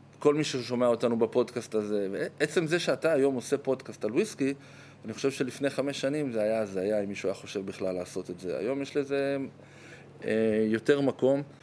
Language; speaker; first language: Hebrew; native; Hebrew